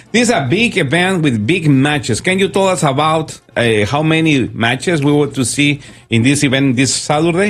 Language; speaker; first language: English; non-native, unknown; Spanish